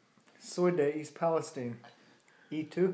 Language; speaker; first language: Spanish; non-native, learner; English